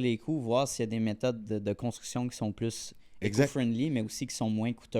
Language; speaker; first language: French; native; French